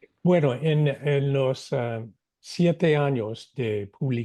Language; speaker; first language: Spanish; non-native, fluent; English